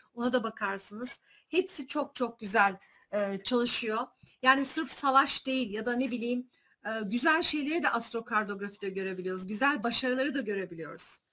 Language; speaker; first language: Turkish; early bilingual, heritage; Turkish